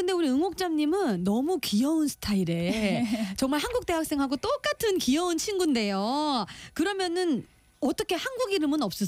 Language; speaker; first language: Korean; native; Korean